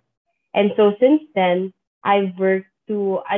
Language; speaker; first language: English; non-native, local second language; Filipino